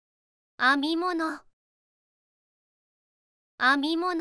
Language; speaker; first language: Japanese; native; Japanese